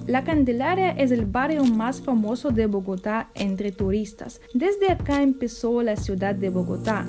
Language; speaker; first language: Spanish; non-native, fluent; Russian